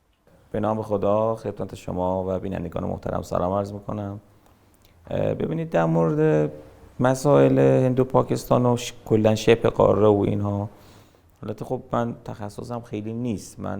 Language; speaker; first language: Persian; native; Persian